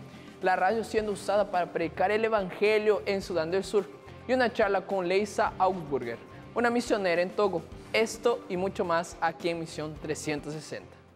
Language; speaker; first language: Spanish; native; Spanish